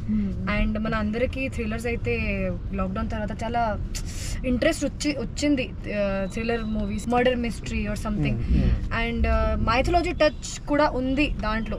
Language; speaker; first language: Telugu; non-native, fluent; Hindi